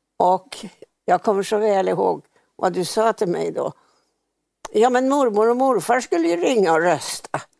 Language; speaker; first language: Swedish; native; Swedish